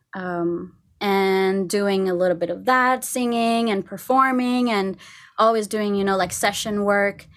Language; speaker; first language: English; non-native, fluent; Spanish